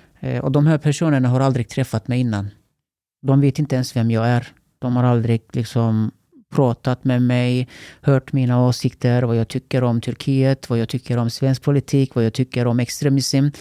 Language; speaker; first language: Swedish; early bilingual, other home language; Turkish